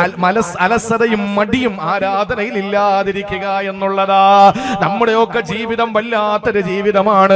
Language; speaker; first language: Malayalam; native; Malayalam